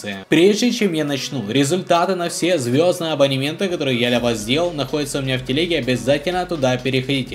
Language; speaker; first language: Russian; native; Russian